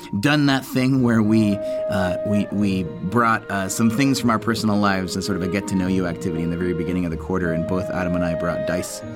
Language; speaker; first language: English; native; English